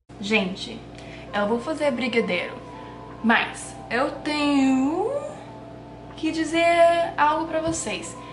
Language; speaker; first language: Portuguese; non-native, learner; English